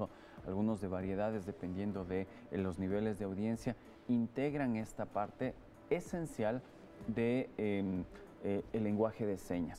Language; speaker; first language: Spanish; native; Spanish